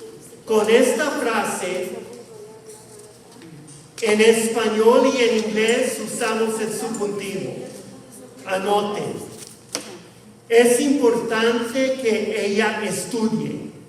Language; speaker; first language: Spanish; non-native, fluent; English